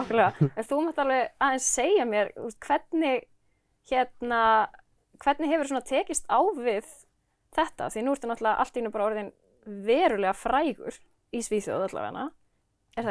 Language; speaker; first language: Icelandic; native; Icelandic